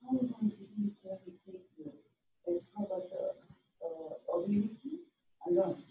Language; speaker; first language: English; non-native, learner; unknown